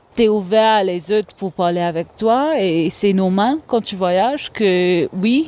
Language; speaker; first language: French; non-native, local second language; Morisyen